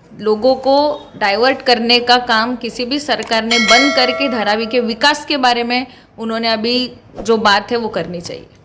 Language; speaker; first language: Hindi; non-native, local second language; Marathi